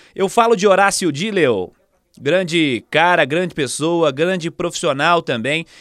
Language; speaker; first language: Portuguese; native; Portuguese